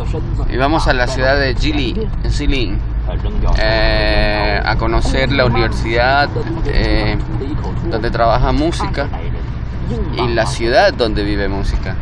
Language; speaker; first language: Spanish; native; Spanish